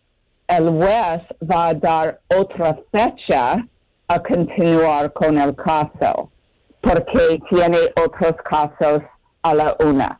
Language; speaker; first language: Spanish; non-native, learner; English